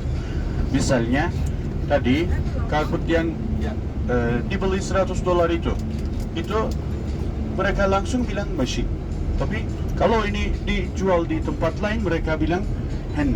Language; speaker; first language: Indonesian; non-native, fluent; Turkish